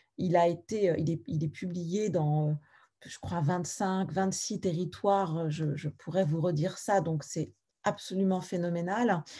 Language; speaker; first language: French; native; French